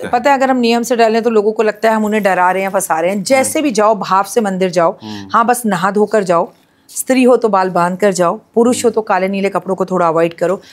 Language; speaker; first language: Hindi; native; Hindi